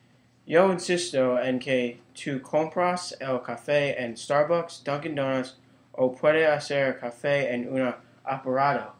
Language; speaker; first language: Spanish; non-native, learner; English